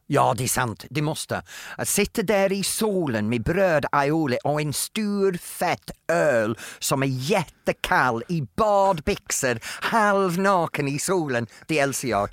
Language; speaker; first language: Swedish; non-native, fluent; English